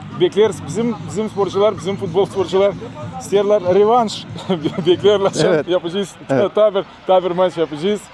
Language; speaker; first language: Turkish; non-native, learner; Gagauz